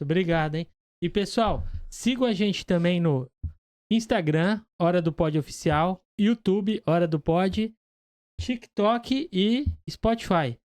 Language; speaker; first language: Portuguese; native; Portuguese